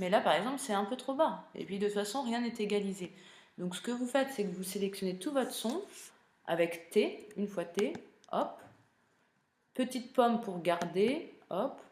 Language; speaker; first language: French; native; French